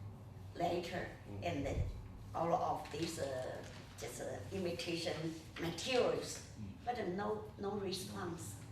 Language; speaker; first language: English; non-native, learner; Chinese